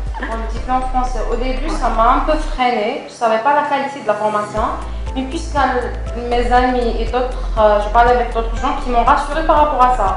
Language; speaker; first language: French; non-native, local second language; Kabyle